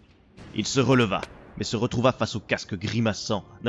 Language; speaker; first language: French; native; French